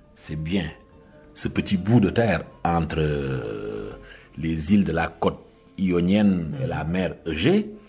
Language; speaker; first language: French; non-native, local second language; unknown